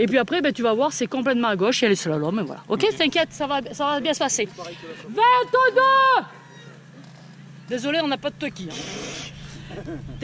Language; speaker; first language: French; native; French